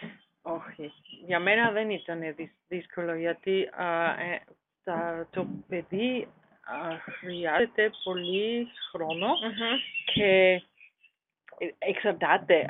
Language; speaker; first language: Greek; non-native, learner; German